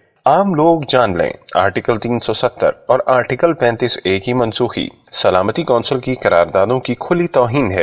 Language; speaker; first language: Urdu; native; Urdu